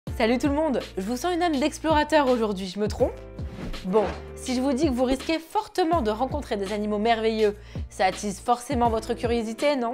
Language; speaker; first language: French; native; French